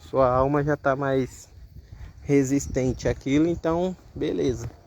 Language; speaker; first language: Portuguese; native; Portuguese